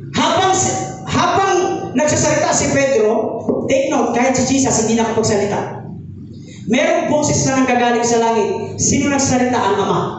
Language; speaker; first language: Filipino; native; Filipino